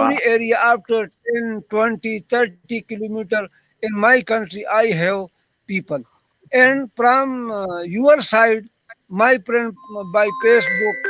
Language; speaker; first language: English; non-native, learner; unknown